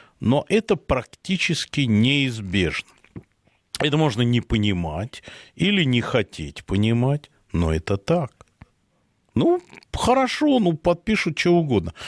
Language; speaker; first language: Russian; native; Russian